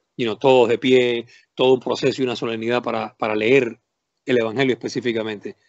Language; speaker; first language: Spanish; native; Spanish